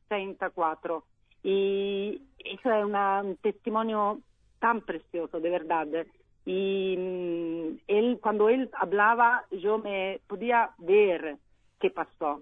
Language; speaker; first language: Spanish; non-native, learner; Italian